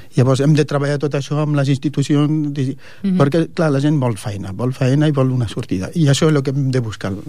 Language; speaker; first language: Catalan; non-native, local second language; Spanish